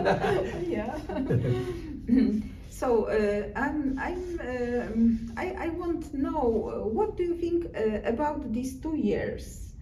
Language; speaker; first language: English; non-native, learner; Polish